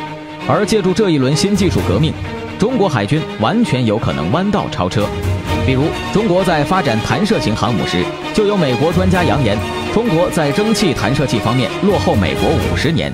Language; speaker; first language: Chinese; native; Chinese